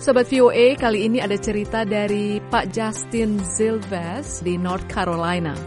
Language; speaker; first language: Indonesian; native; Indonesian